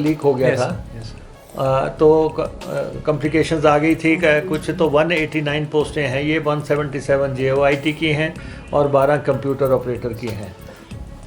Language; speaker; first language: Hindi; native; Hindi